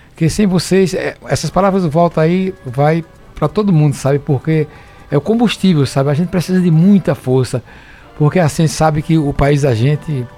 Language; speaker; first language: Portuguese; native; Portuguese